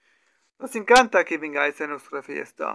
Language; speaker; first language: Spanish; non-native, learner; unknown